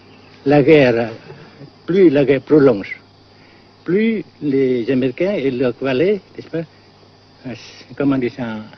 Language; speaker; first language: French; non-native, fluent; Vietnamese